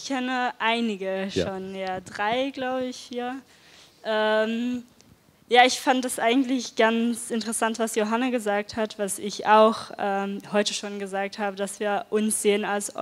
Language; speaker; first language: German; non-native, fluent; Dutch